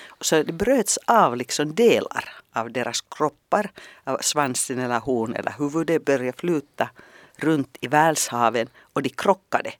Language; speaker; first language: Swedish; non-native, fluent; Finnish